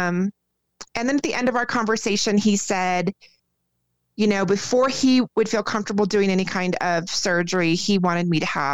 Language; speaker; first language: English; native; English